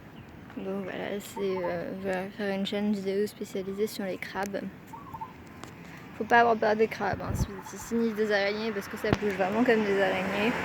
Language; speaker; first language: French; native; French